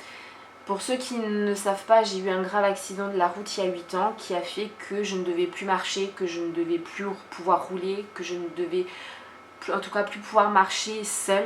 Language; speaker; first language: French; native; French